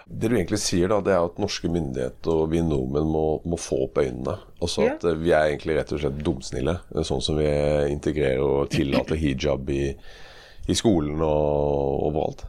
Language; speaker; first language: Norwegian; native; Norwegian